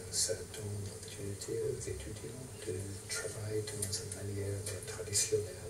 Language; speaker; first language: French; non-native, fluent; English